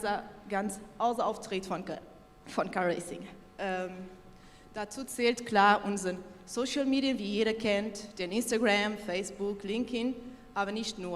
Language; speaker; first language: German; non-native, local second language; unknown